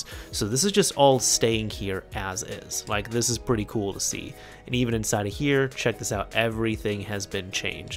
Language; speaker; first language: English; native; English